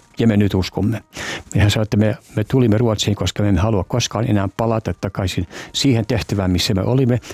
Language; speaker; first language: Finnish; native; Finnish